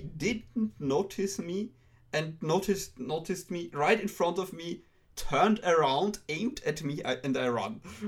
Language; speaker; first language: English; non-native, fluent; German